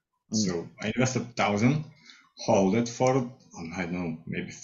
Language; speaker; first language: English; non-native, fluent; Lithuanian